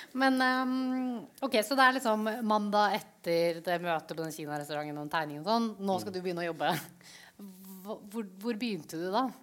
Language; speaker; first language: Norwegian; early bilingual, other home language; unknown